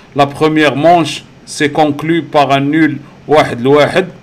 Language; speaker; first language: French; non-native, local second language; Arabic